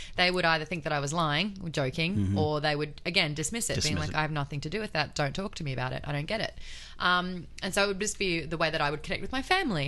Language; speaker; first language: English; native; English